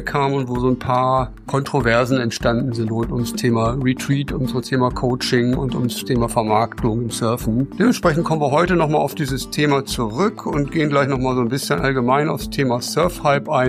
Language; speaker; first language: German; native; German